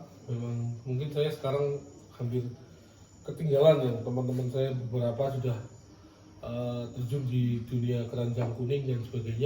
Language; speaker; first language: Indonesian; native; Indonesian